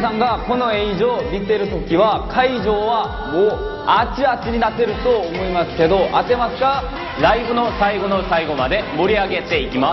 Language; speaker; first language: Japanese; non-native, fluent; Korean